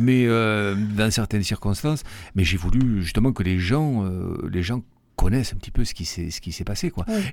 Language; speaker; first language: French; native; French